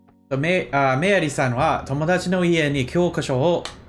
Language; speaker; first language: Japanese; non-native, fluent; English